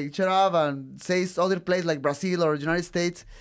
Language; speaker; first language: English; non-native, learner; Spanish